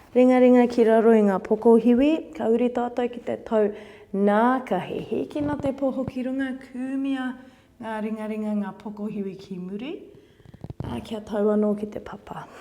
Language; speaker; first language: Māori; non-native, local second language; English